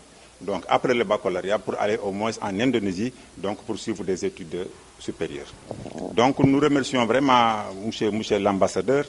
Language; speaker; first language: French; non-native, local second language; Wolof